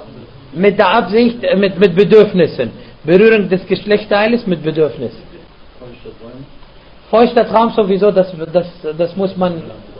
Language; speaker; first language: German; non-native, fluent; Arabic